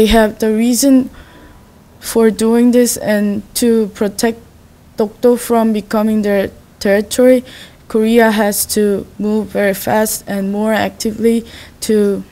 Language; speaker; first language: English; non-native, learner; Korean